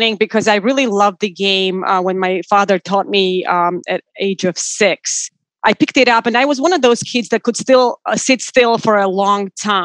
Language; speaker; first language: English; non-native, fluent; Georgian